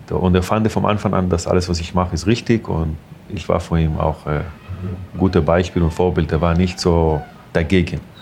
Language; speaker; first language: German; non-native, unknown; Hebrew